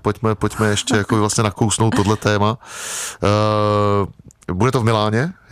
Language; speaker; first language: Czech; native; Czech